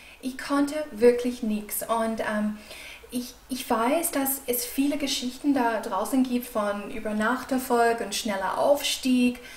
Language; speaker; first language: German; non-native, fluent; English